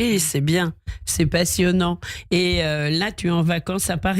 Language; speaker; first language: French; native; French